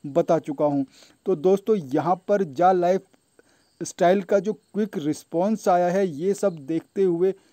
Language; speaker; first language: Hindi; native; Hindi